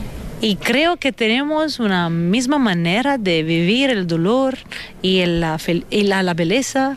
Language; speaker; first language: Spanish; non-native, fluent; Italian